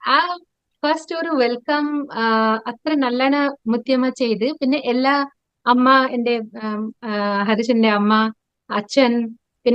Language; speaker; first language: Malayalam; non-native, local second language; Odia